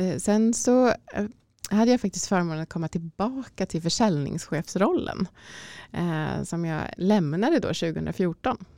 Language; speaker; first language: Swedish; native; Swedish